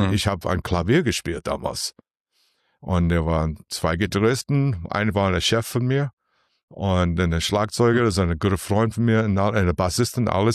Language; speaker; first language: German; non-native, learner; English